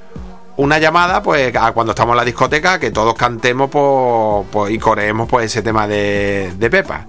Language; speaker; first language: Spanish; native; Spanish